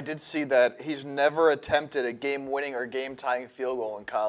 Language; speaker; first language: English; native; English